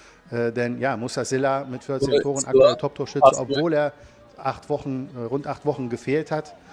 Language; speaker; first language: German; native; German